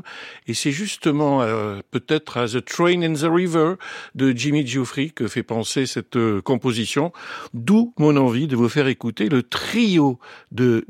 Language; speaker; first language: French; native; French